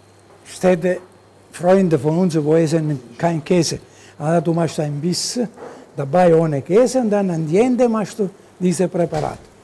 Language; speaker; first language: German; non-native, learner; Italian